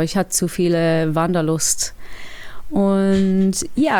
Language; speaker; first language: German; non-native, learner; English